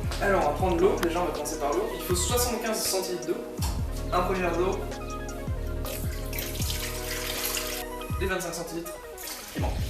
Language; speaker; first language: French; native; French